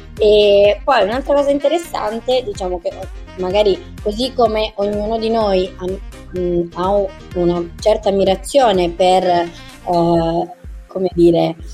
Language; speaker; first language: Italian; native; Italian